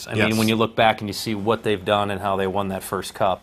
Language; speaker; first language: English; native; English